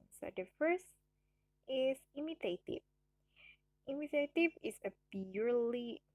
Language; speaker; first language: English; non-native, learner; Indonesian